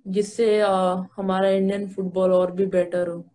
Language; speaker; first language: Hindi; native; Hindi